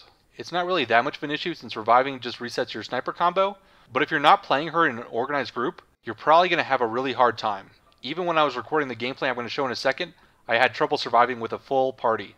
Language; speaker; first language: English; native; English